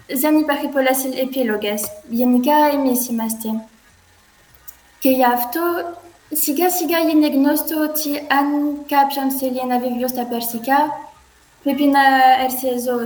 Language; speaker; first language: Greek; non-native, learner; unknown